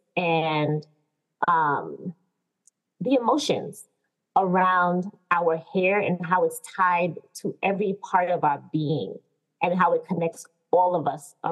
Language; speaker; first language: English; native; English